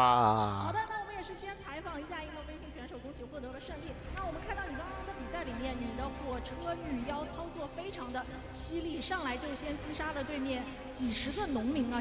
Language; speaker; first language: Chinese; native; Chinese